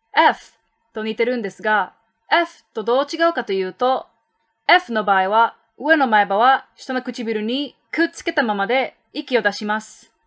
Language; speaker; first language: Japanese; native; Japanese